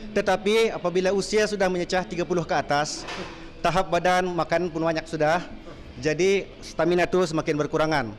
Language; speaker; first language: Malay; native; Malay